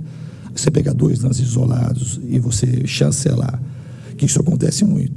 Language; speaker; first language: Portuguese; native; Portuguese